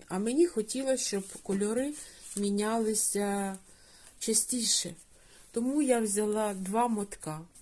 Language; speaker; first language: Ukrainian; non-native, local second language; Russian